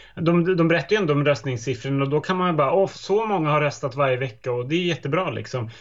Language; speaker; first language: Swedish; native; Swedish